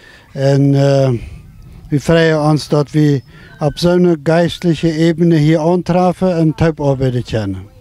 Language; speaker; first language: German; non-native, local second language; Plautdietsch